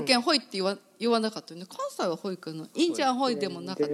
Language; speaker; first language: Japanese; native; Japanese